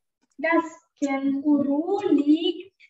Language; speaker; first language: German; non-native, learner; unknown